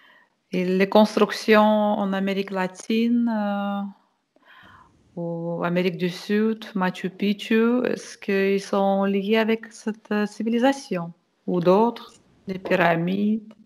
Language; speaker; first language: French; non-native, fluent; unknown